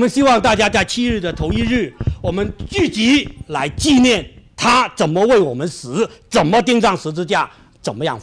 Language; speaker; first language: Chinese; native; Chinese